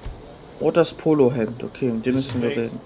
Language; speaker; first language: German; native; German